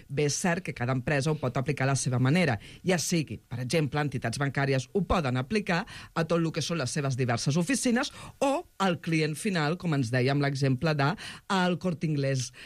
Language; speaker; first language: Catalan; native; Catalan